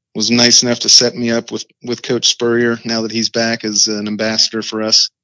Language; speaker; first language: English; native; English